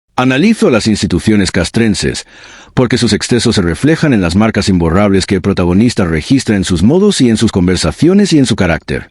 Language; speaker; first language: Spanish; native; Spanish